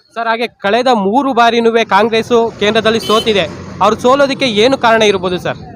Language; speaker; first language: Kannada; native; Kannada